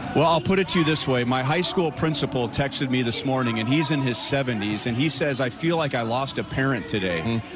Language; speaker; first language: English; native; English